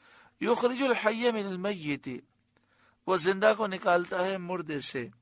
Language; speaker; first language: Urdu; native; Urdu